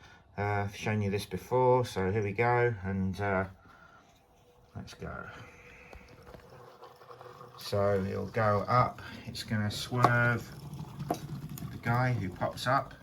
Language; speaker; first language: English; native; English